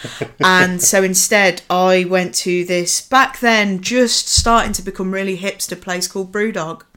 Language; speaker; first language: English; native; English